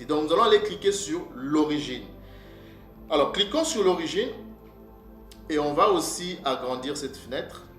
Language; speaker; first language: French; non-native, local second language; Kongo